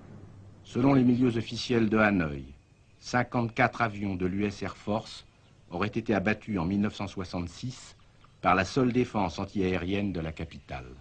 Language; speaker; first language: French; native; French